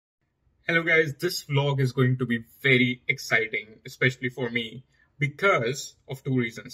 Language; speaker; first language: English; non-native, local second language; Hindi